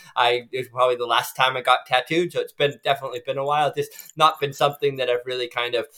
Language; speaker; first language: English; native; English